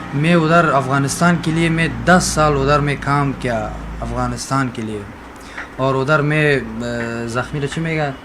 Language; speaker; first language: Hindi; non-native, learner; Persian